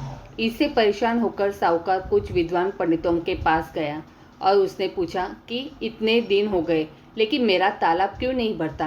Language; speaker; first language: Hindi; native; Hindi